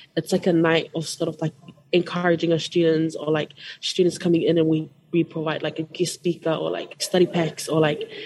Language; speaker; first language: English; non-native, fluent; Tongan